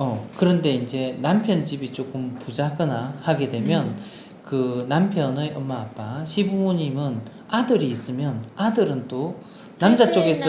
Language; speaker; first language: Korean; non-native, local second language; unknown